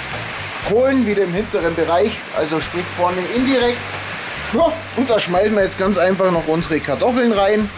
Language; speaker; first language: German; native; German